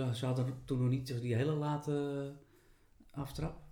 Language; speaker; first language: Dutch; native; Dutch